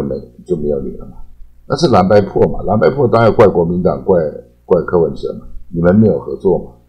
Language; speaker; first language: Chinese; native; Chinese